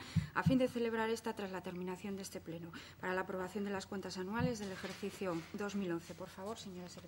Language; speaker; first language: Spanish; native; Spanish